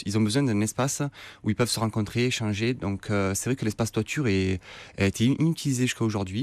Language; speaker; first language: French; native; French